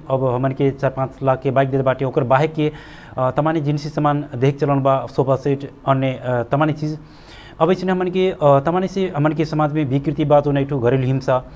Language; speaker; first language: Bhojpuri; non-native, local second language; Dangaura Tharu